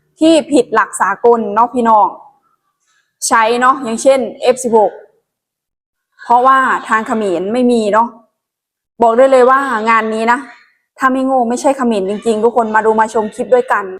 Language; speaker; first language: Thai; non-native, local second language; Northeastern Thai